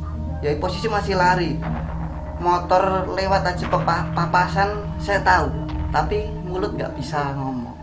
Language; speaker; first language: Indonesian; non-native, local second language; Javanese